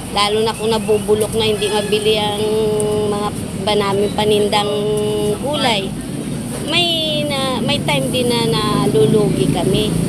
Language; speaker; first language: Filipino; non-native, local second language; Hiligaynon